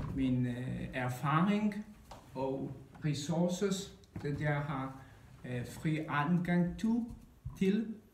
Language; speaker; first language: Danish; non-native, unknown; Polish